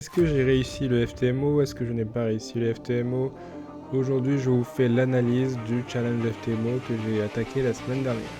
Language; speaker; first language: French; native; French